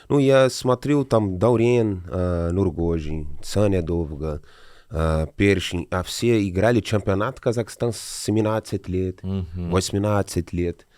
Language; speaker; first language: Russian; non-native, learner; Portuguese